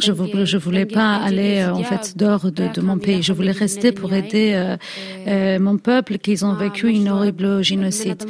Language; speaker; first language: French; non-native, fluent; Kurdish